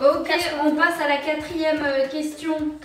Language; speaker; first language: French; native; French